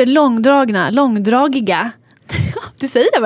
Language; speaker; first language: Swedish; native; Swedish